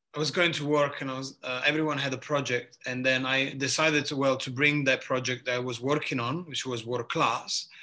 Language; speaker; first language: English; non-native, fluent; Italian